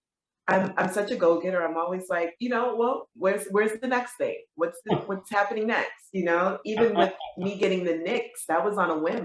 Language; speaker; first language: English; native; English